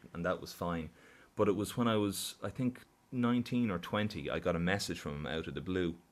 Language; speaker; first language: English; native; English